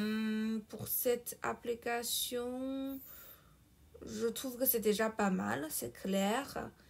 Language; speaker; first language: French; non-native, fluent; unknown